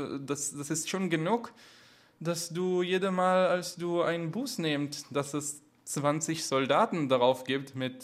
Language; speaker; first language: German; non-native, fluent; Hebrew